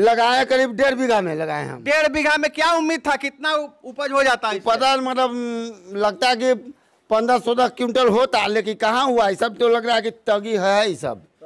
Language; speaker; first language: Hindi; native; Hindi